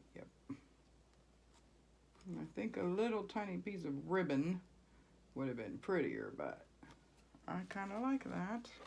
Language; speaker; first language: English; native; English